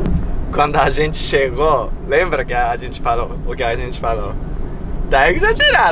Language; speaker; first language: Portuguese; non-native, fluent; Japanese